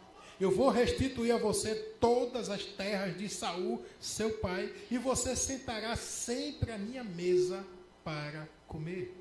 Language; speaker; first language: Portuguese; native; Portuguese